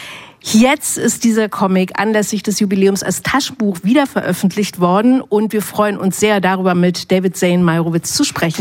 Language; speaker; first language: German; native; German